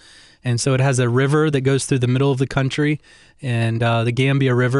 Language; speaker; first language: English; native; English